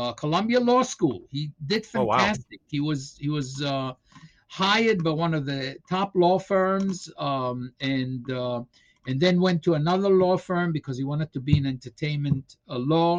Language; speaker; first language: English; non-native, fluent; Hebrew